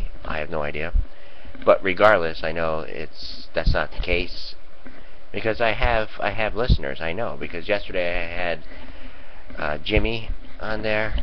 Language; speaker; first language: English; native; English